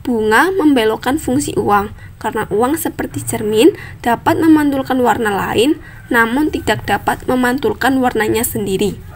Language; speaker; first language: Indonesian; native; Indonesian